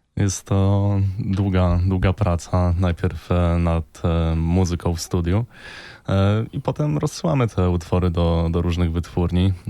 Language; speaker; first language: Polish; native; Polish